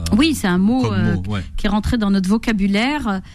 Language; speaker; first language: French; native; French